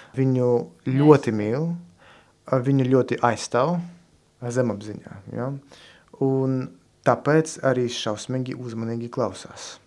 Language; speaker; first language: Latvian; non-native, local second language; Russian